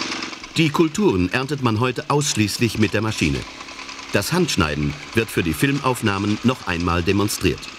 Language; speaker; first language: German; native; German